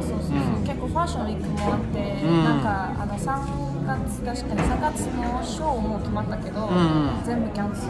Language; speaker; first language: Japanese; non-native, fluent; Russian